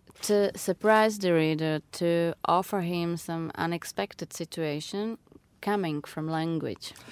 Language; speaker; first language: English; non-native, fluent; Slovak